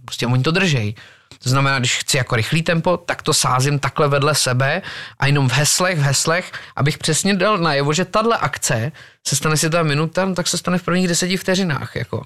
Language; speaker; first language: Czech; native; Czech